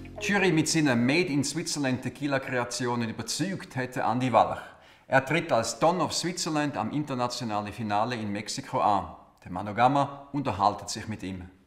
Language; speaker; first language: German; native; German